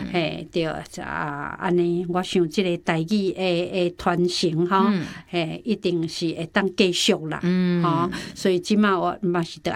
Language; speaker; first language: Chinese; non-native, local second language; Min Nan Chinese